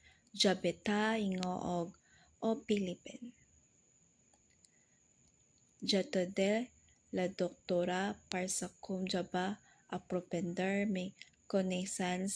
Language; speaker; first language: French; non-native, learner; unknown